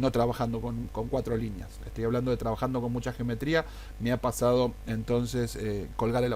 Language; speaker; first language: Spanish; native; Spanish